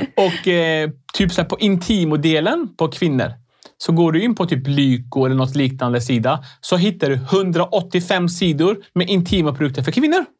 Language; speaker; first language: Swedish; early bilingual, other home language; Arabic